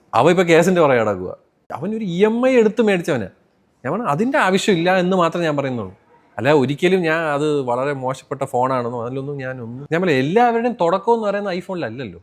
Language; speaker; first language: Malayalam; native; Malayalam